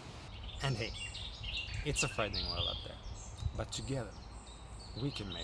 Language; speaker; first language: English; non-native, fluent; Finnish